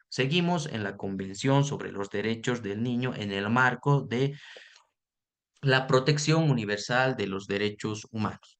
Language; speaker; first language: Spanish; native; Spanish